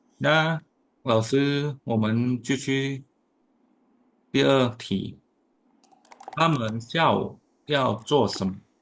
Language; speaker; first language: Chinese; non-native, fluent; Indonesian